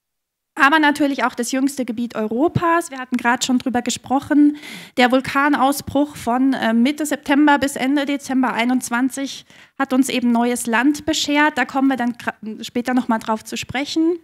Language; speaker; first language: German; native; German